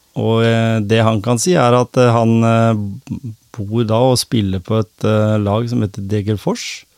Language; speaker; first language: Norwegian; native; Norwegian